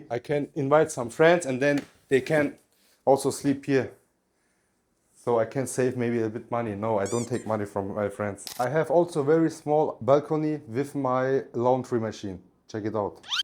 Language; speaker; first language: English; non-native, learner; Turkish